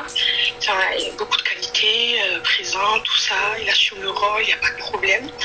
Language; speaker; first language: French; early bilingual, other home language; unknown